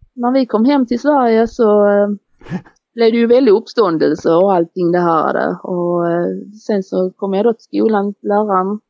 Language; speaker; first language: Swedish; native; Swedish